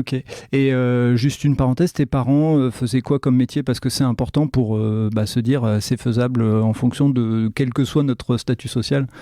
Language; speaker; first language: French; native; French